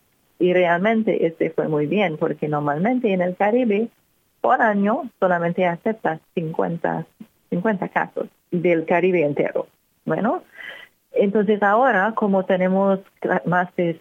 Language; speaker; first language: Spanish; non-native, fluent; English